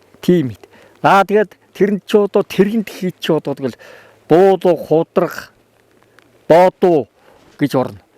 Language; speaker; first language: Mongolian; native; Mongolian